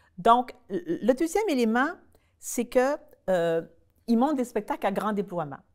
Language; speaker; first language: French; native; French